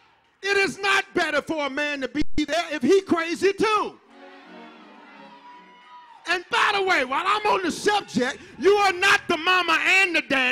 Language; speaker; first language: English; native; English